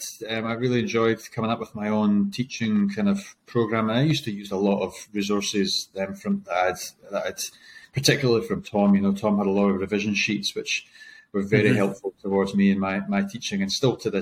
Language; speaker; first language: English; native; English